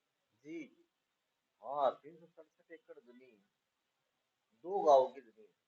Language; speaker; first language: Hindi; native; Hindi